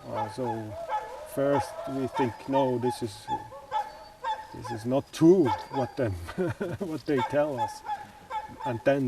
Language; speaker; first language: English; non-native, learner; Swiss German